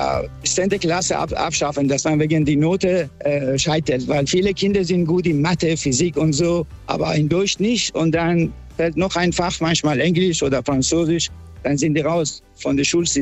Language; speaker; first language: German; non-native, fluent; Persian